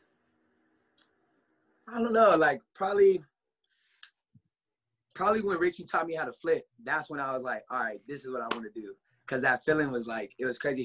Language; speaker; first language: English; native; English